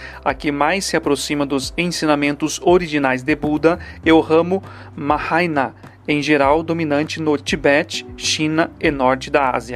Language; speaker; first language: Portuguese; native; Portuguese